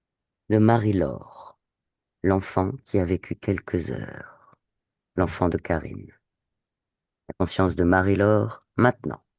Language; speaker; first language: French; native; French